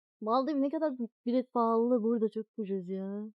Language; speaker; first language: Turkish; non-native, learner; Arabic